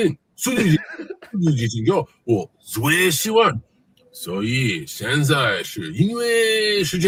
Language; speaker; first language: Chinese; non-native, learner; English